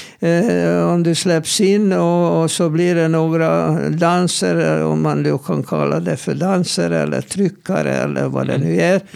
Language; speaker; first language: Swedish; non-native, fluent; Hebrew